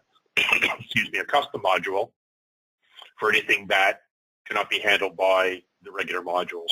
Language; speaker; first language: English; native; English